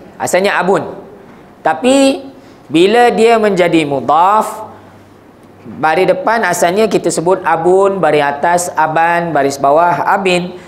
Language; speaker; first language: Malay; native; Malay